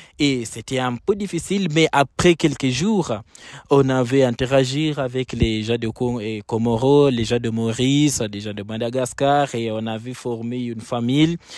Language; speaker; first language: French; non-native, fluent; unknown